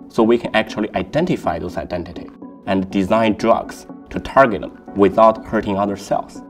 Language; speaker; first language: English; non-native, fluent; Chinese